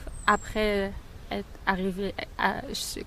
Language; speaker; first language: French; non-native, learner; Mongolian